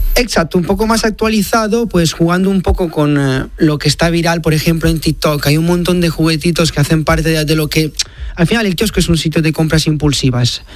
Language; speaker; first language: Spanish; non-native, fluent; Italian